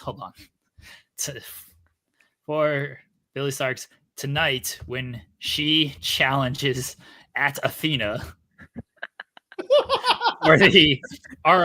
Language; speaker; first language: English; native; English